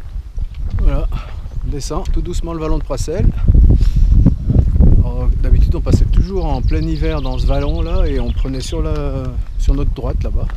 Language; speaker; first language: French; native; French